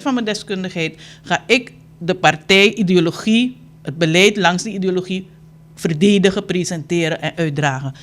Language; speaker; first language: Dutch; native; Dutch